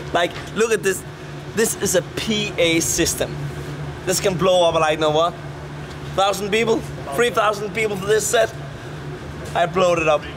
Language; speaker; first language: English; non-native, fluent; Danish